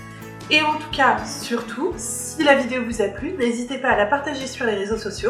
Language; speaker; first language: French; native; French